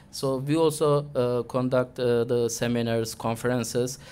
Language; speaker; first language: English; non-native, fluent; Turkish